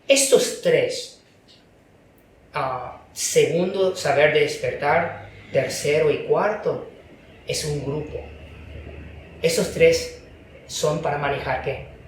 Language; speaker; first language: Spanish; non-native, fluent; Chinese